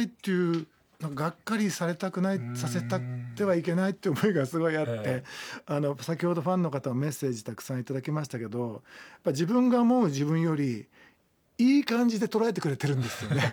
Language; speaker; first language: Japanese; native; Japanese